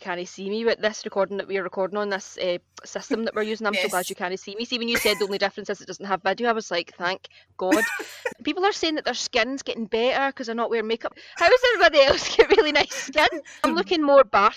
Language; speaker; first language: English; native; English